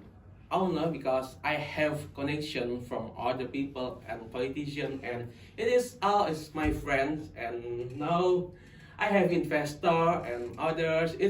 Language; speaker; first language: English; non-native, local second language; Indonesian